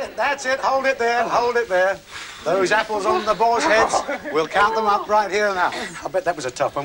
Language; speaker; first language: English; native; English